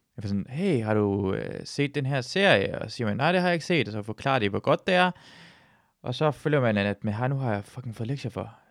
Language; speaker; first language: Danish; early bilingual, other home language; Persian